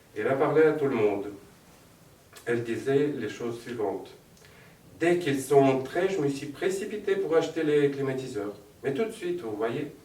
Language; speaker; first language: French; non-native, fluent; Russian